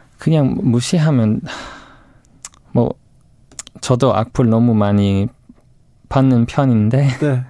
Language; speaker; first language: Korean; non-native, fluent; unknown